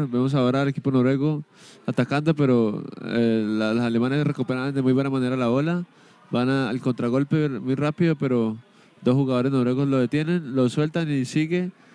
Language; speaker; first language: Spanish; native; Spanish